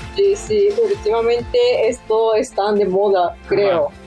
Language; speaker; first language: Spanish; non-native, learner; Japanese